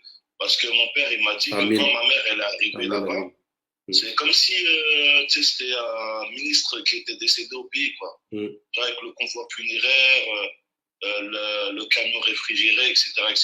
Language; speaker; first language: French; native; French